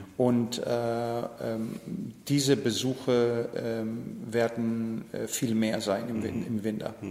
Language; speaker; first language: German; non-native, fluent; Greek